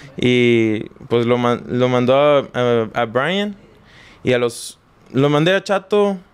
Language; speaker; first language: Spanish; native; Spanish